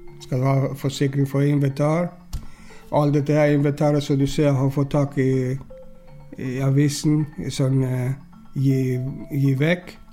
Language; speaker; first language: Norwegian; non-native, learner; Greek